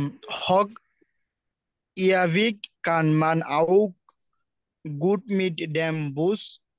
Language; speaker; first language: German; non-native, learner; Bangla